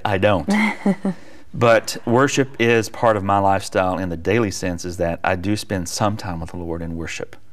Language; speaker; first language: English; native; English